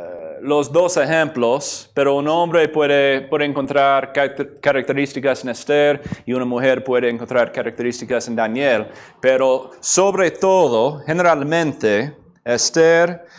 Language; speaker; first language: Spanish; non-native, fluent; English